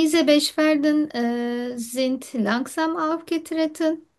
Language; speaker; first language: German; non-native, learner; Turkish